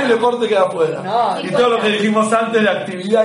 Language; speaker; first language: Spanish; native; Spanish